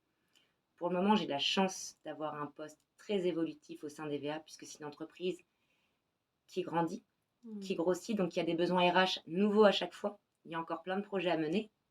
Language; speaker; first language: French; native; French